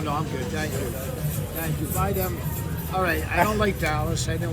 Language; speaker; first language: English; native; English